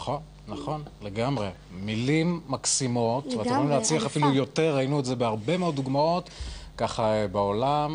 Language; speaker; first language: Hebrew; native; Hebrew